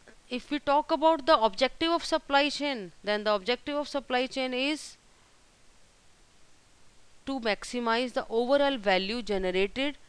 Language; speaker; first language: English; non-native, local second language; Hindi